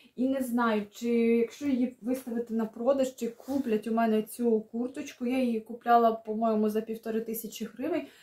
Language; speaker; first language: Ukrainian; non-native, local second language; Russian